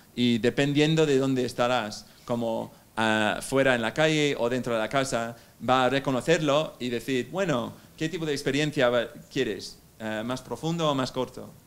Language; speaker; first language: Spanish; non-native, fluent; English